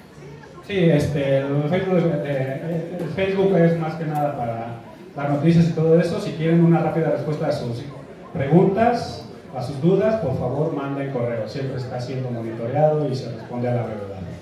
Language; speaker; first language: Spanish; native; Spanish